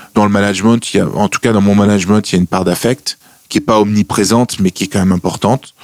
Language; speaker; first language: French; native; French